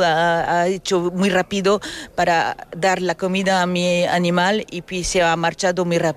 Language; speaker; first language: Spanish; early bilingual, heritage; French